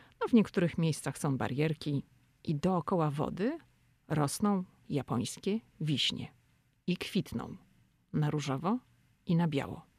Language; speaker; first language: Polish; native; Polish